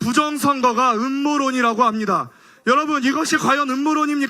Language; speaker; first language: Korean; native; Korean